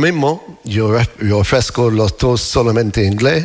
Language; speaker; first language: Spanish; non-native, learner; English